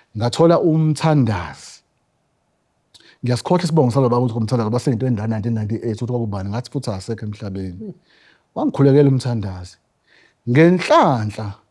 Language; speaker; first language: Zulu; native; Zulu